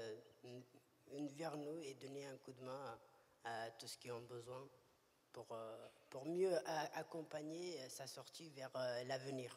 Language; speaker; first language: French; early bilingual, other home language; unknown